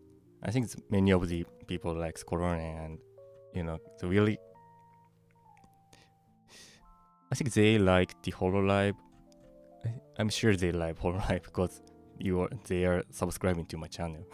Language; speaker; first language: English; non-native, fluent; Japanese